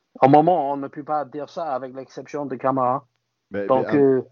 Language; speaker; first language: French; non-native, fluent; English